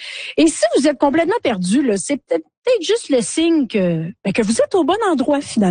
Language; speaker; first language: French; native; French